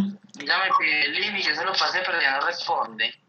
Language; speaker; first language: Spanish; native; Spanish